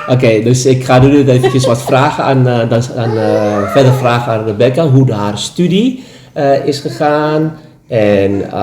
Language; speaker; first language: Dutch; non-native, fluent; Indonesian